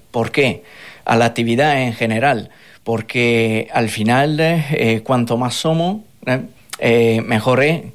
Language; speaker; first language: Spanish; non-native, fluent; Italian